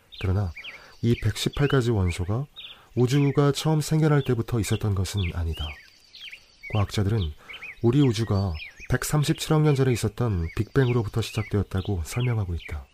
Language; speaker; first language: Korean; native; Korean